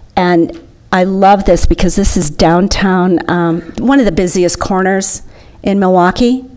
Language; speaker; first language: English; native; English